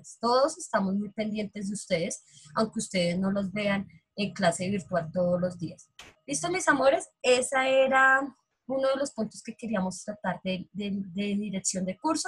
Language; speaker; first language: Spanish; native; Spanish